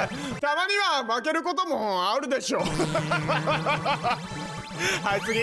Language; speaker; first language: Japanese; native; Japanese